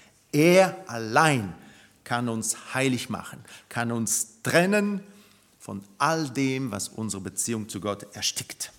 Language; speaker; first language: German; non-native, fluent; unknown